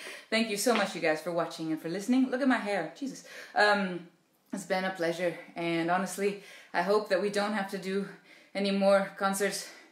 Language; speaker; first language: English; native; English